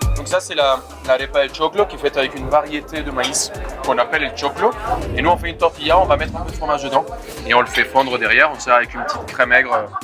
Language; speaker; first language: French; non-native, fluent; Spanish